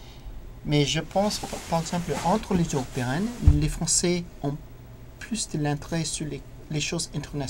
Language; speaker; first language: French; non-native, learner; English